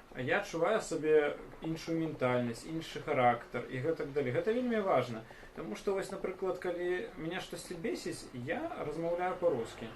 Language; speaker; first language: Belarusian; non-native, local second language; Russian